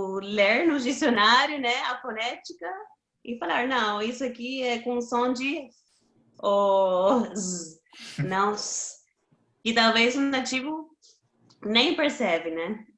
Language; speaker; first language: Portuguese; non-native, fluent; Spanish